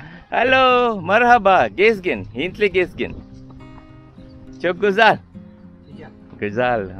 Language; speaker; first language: Turkish; non-native, learner; Hindi